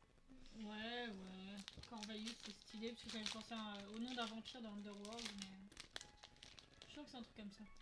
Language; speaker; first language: French; native; French